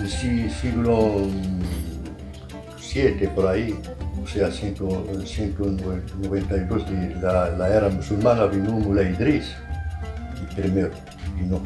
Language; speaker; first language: Spanish; non-native, fluent; Arabic